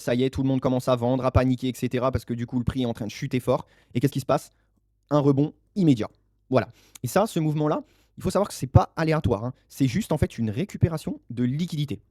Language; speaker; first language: French; native; French